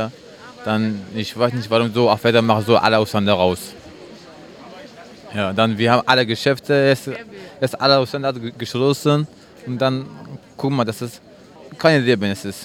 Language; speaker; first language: German; non-native, learner; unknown